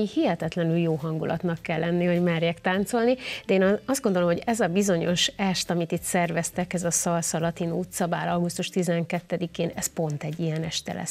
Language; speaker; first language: Hungarian; native; Hungarian